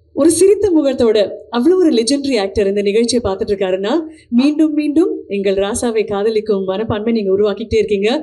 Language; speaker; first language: Tamil; native; Tamil